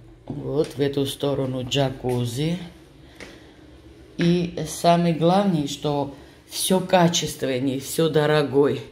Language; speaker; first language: Russian; non-native, fluent; Georgian